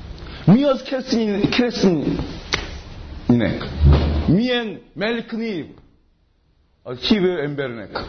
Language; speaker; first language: Hungarian; non-native, learner; Korean